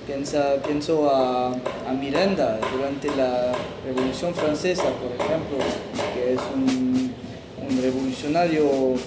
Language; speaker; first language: Spanish; non-native, fluent; French